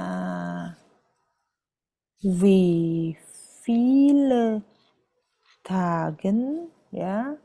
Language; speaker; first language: German; non-native, fluent; Indonesian